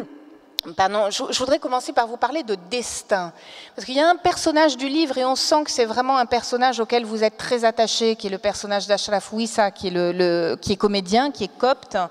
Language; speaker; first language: French; native; French